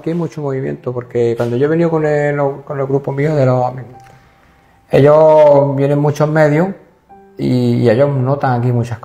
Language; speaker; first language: Spanish; native; Spanish